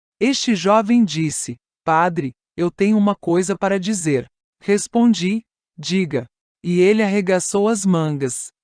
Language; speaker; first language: Portuguese; non-native, fluent; Italian